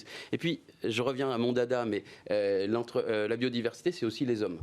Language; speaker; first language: French; native; French